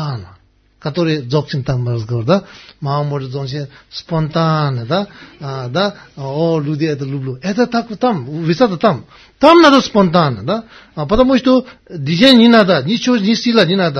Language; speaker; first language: Russian; non-native, learner; Tibetan